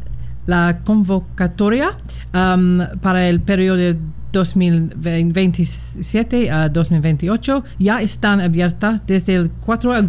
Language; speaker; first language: Spanish; non-native, fluent; English